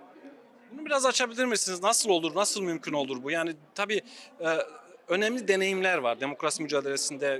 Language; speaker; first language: Turkish; native; Turkish